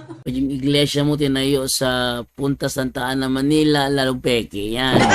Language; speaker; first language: Filipino; non-native, local second language; Cebuano